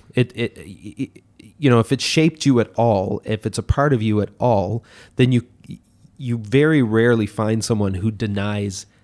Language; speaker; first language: English; native; English